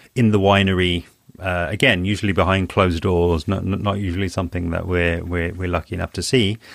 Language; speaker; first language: English; native; English